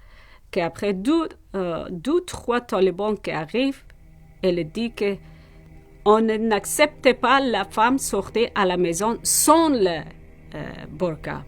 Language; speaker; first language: French; non-native, learner; Persian